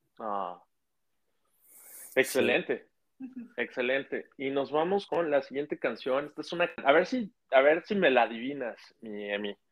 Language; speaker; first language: Spanish; native; Spanish